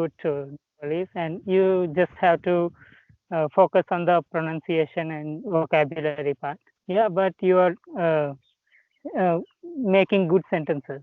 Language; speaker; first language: English; non-native, local second language; Telugu